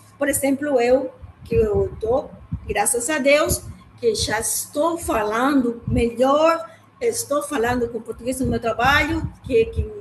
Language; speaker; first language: Portuguese; non-native, learner; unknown